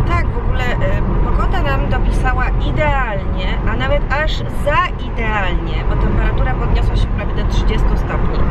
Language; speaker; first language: Polish; native; Polish